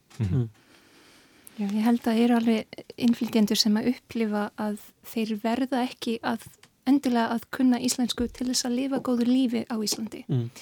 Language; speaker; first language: Icelandic; non-native, fluent; Serbian